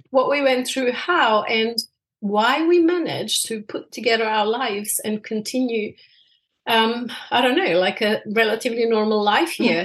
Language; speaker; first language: English; non-native, fluent; Bosnian